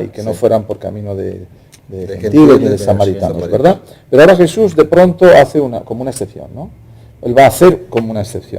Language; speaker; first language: Spanish; native; Spanish